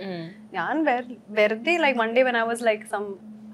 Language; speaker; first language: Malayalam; early bilingual, heritage; Malayalam